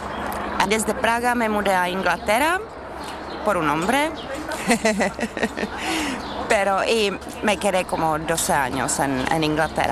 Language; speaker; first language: Spanish; non-native, learner; Czech